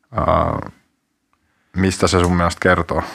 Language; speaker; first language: Finnish; native; Finnish